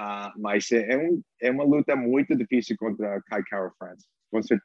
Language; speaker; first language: Portuguese; non-native, learner; English